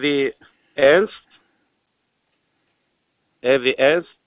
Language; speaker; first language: German; non-native, fluent; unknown